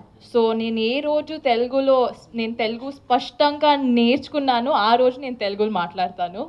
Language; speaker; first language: Telugu; non-native, learner; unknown